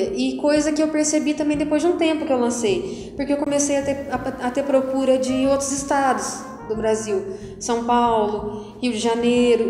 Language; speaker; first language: Portuguese; native; Portuguese